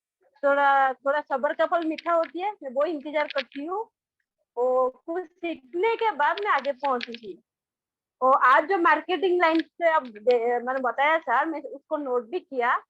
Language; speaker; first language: Hindi; non-native, local second language; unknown